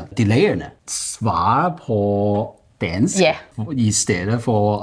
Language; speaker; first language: Danish; non-native, learner; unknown